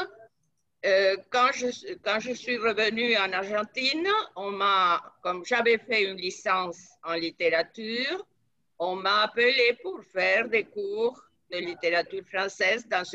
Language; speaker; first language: French; non-native, fluent; Spanish